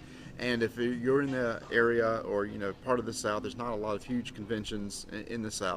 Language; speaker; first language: English; native; English